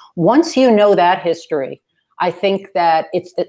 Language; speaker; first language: English; native; English